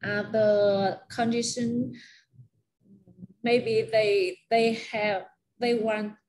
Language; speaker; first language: English; non-native, learner; Vietnamese